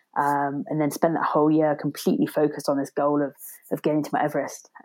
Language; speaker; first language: English; native; English